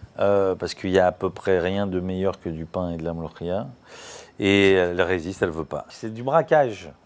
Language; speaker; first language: French; native; French